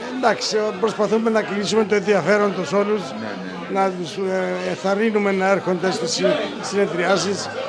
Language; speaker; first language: Greek; native; Greek